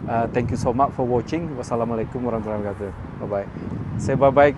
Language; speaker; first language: English; non-native, learner; Indonesian